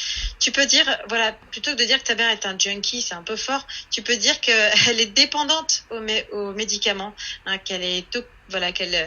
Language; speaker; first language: French; native; French